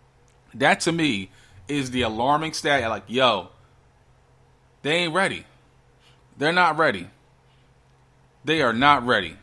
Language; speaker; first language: English; native; English